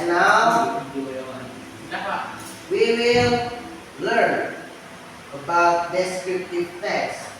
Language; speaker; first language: English; non-native, learner; Indonesian